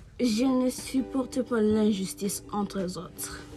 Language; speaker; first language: French; non-native, learner; Norwegian